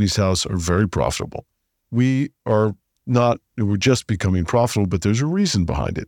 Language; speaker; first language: English; native; English